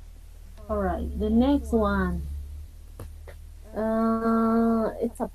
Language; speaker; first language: English; non-native, fluent; Spanish